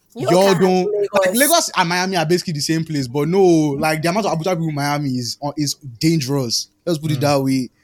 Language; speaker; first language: English; non-native, local second language; Yoruba